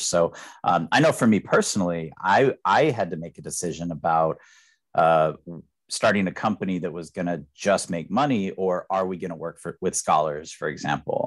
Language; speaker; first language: English; native; English